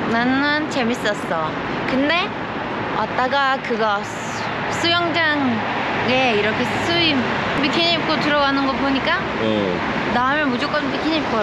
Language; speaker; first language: Korean; non-native, learner; Turkish